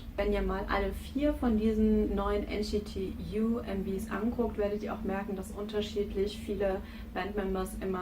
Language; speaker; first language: German; native; German